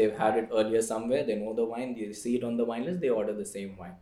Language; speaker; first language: English; non-native, local second language; Hindi